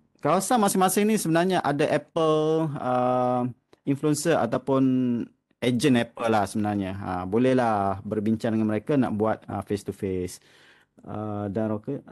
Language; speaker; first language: Malay; native; Malay